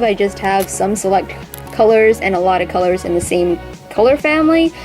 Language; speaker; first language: English; native; English